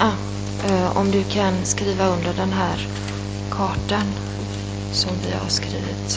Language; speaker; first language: Swedish; non-native, fluent; Italian